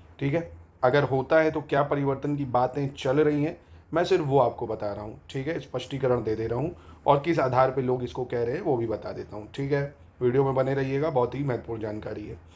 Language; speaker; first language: Hindi; native; Hindi